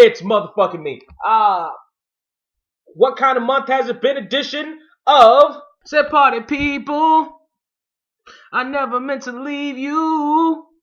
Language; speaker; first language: English; native; English